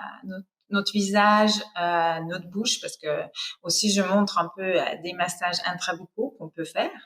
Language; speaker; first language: French; non-native, fluent; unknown